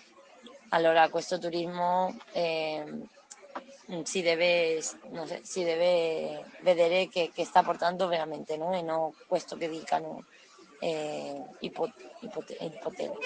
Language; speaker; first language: Italian; non-native, learner; Spanish